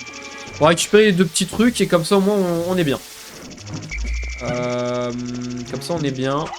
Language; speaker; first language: French; native; French